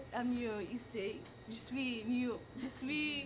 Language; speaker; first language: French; non-native, learner; Arabic